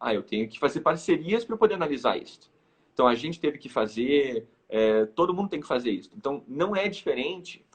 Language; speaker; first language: Portuguese; native; Portuguese